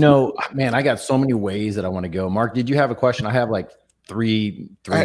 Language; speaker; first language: English; native; English